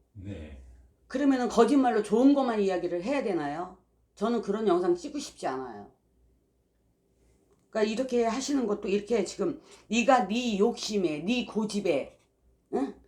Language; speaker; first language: Korean; native; Korean